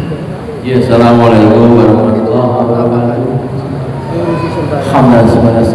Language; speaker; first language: Indonesian; non-native, local second language; Javanese